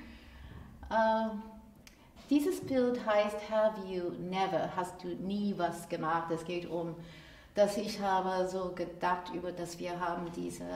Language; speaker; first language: German; non-native, fluent; English